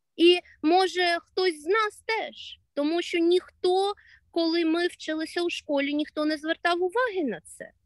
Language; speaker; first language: Ukrainian; non-native, local second language; Russian